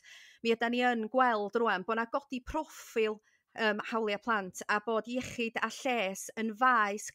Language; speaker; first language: Welsh; native; Welsh